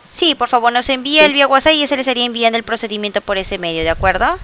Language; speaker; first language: Spanish; native; Spanish